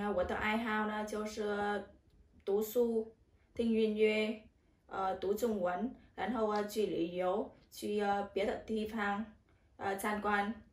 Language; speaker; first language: Chinese; non-native, learner; Vietnamese